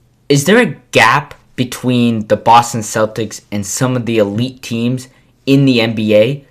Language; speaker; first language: English; native; English